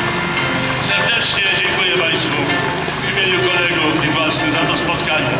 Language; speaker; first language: Polish; native; Polish